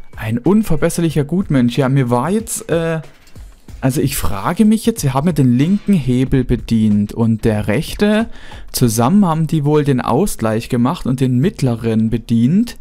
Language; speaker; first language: German; native; German